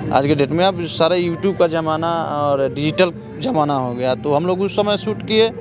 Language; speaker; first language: Hindi; native; Hindi